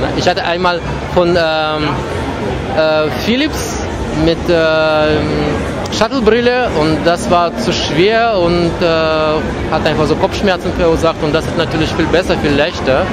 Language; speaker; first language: German; non-native, fluent; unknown